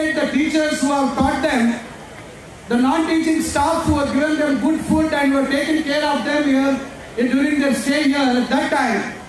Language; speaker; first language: English; non-native, local second language; Kannada